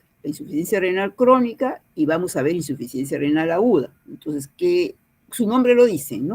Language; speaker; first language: Spanish; native; Spanish